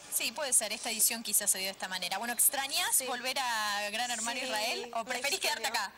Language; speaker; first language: Spanish; native; Spanish